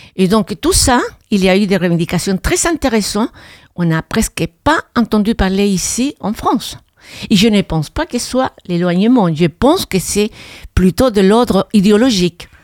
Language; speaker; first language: French; non-native, fluent; Spanish